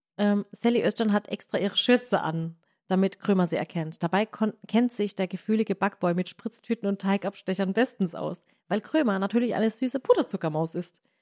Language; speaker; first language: German; native; German